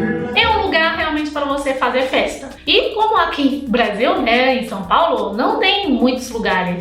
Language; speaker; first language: Portuguese; non-native, fluent; Chinese